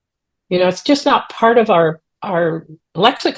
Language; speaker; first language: English; native; English